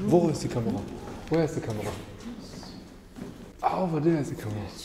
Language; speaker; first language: German; non-native, fluent; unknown